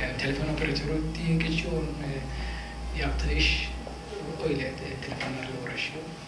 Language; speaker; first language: Turkish; non-native, fluent; Somali